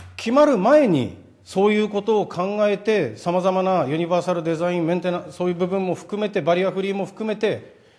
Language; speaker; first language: Japanese; native; Japanese